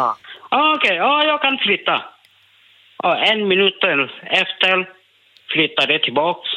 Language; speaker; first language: Swedish; non-native, learner; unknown